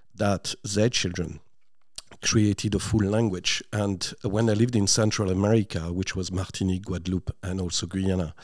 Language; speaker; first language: English; non-native, fluent; French